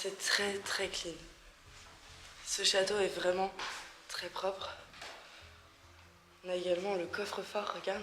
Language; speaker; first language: French; native; French